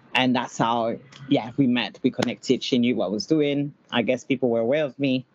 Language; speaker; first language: English; non-native, fluent; French